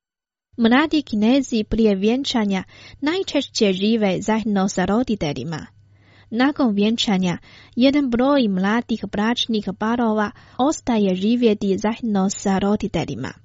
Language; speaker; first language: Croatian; non-native, fluent; Chinese